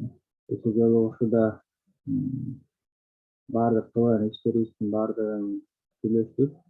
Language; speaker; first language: Kyrgyz; native; Kyrgyz